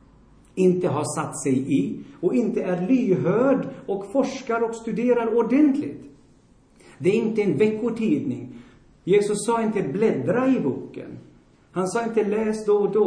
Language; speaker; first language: Swedish; non-native, fluent; Armenian